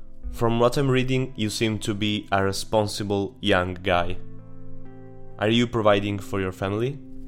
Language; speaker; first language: English; non-native, fluent; Italian